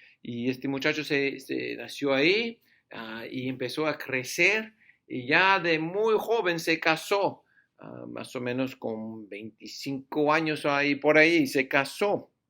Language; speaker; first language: Spanish; non-native, fluent; English